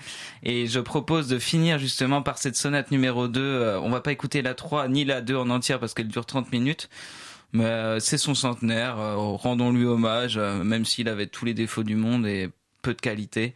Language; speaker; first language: French; native; French